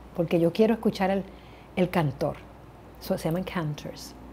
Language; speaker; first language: Spanish; early bilingual, heritage; Spanish